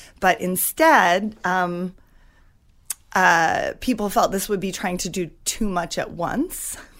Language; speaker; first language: English; native; English